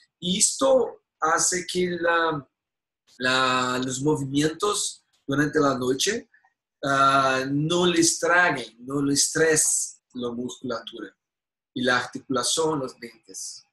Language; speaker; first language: Spanish; non-native, learner; Portuguese